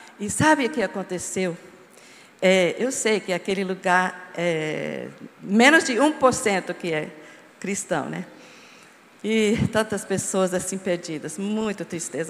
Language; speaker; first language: Portuguese; non-native, fluent; English